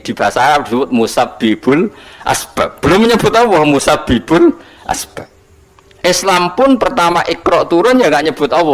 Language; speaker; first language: Indonesian; non-native, local second language; Javanese